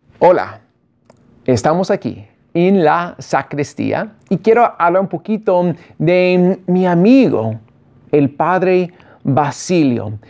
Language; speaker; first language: Spanish; non-native, fluent; English